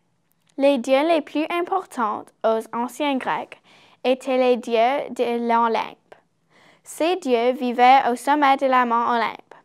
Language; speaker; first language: French; non-native, learner; English